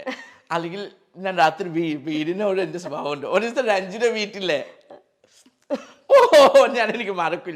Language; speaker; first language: Malayalam; non-native, fluent; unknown